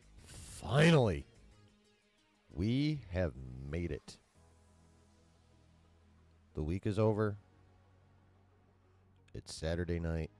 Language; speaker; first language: English; native; English